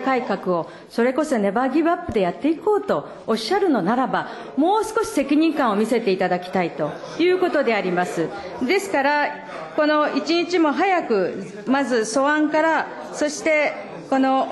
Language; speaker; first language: Japanese; native; Japanese